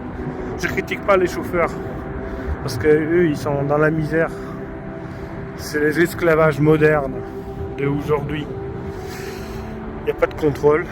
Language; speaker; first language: French; non-native, fluent; Polish